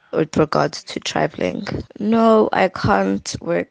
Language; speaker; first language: English; non-native, local second language; Zulu